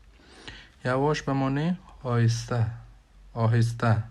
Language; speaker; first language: Persian; non-native, fluent; Urdu